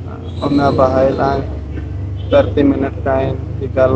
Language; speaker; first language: Filipino; non-native, learner; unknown